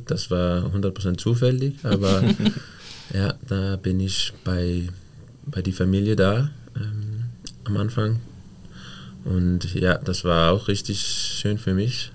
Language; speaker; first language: German; non-native, fluent; Danish